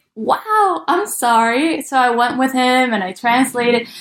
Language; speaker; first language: English; early bilingual, other home language; Spanish